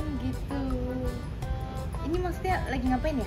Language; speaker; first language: Indonesian; native; Indonesian